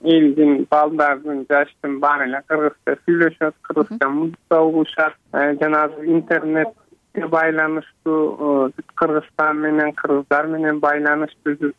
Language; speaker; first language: Kyrgyz; early bilingual, heritage; Kyrgyz